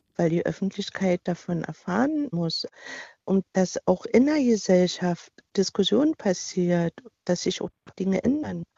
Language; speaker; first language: German; native; German